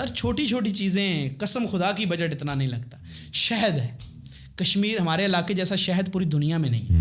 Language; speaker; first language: Urdu; non-native, local second language; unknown